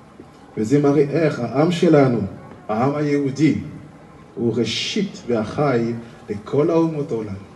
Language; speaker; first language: Hebrew; non-native, learner; French